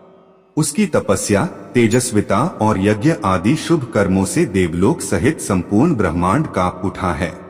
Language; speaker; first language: Hindi; native; Hindi